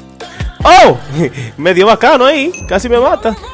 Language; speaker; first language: Spanish; native; Spanish